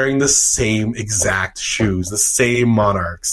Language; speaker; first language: English; native; English